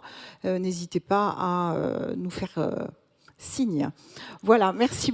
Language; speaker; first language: French; native; French